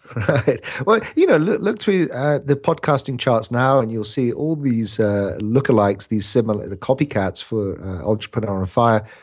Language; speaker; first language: English; native; English